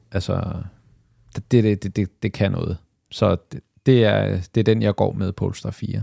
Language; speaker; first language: Danish; early bilingual, other home language; Arabic